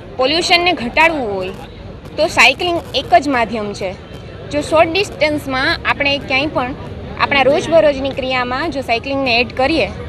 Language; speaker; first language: Gujarati; native; Gujarati